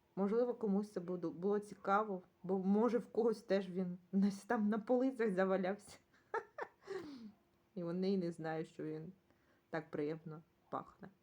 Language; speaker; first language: Ukrainian; native; Ukrainian